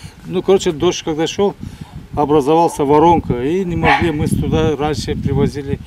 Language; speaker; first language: Russian; non-native, local second language; Gagauz